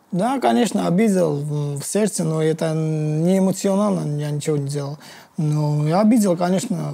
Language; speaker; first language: Russian; non-native, learner; Georgian